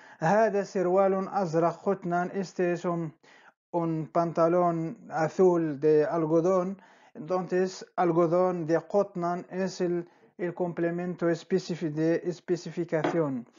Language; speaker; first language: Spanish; non-native, fluent; Arabic